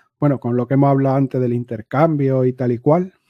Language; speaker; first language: Spanish; native; Spanish